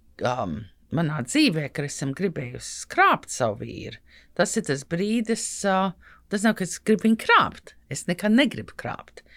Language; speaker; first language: Latvian; early bilingual, heritage; Latvian